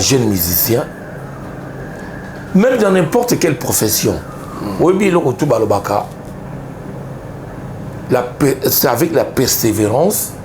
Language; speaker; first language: French; non-native, local second language; Lingala